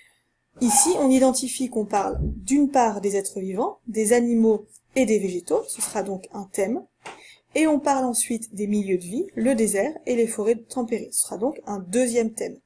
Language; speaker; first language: French; native; French